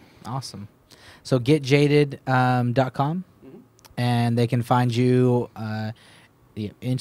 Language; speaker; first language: English; native; English